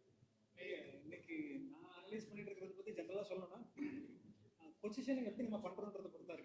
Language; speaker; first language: Tamil; native; Tamil